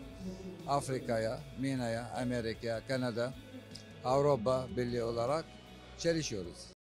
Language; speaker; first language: Turkish; non-native, learner; Arabic